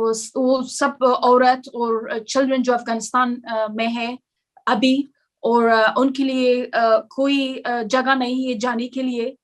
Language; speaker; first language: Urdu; non-native, learner; Persian